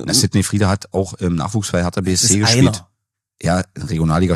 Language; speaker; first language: German; native; German